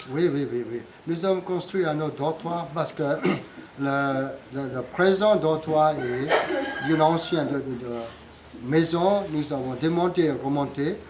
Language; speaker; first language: French; non-native, learner; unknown